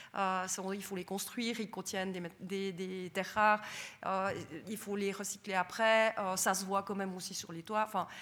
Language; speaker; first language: French; native; French